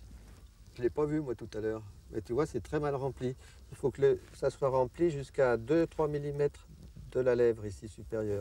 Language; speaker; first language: French; native; French